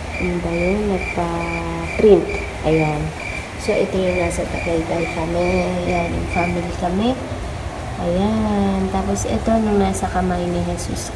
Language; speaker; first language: Filipino; native; Filipino